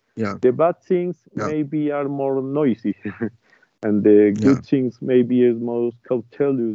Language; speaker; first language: English; non-native, learner; Spanish